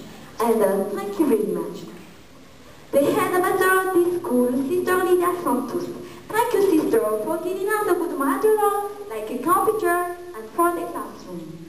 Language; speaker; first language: English; non-native, learner; Malagasy